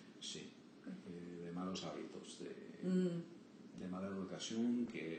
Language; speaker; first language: Spanish; early bilingual, heritage; Spanish